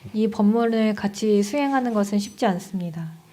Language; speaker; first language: Korean; native; Korean